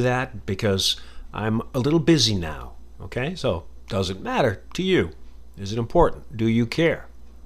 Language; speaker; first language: English; native; English